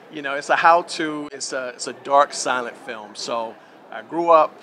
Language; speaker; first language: English; native; English